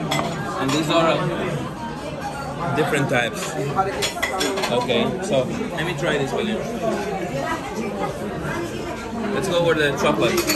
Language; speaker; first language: English; non-native, fluent; Persian